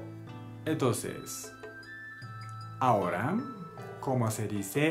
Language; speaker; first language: Spanish; non-native, learner; Japanese